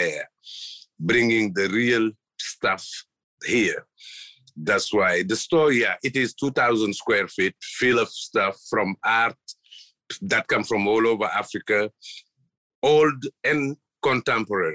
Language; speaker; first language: English; non-native, fluent; Wolof